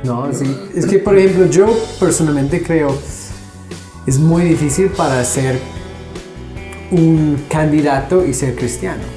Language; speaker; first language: Spanish; non-native, fluent; English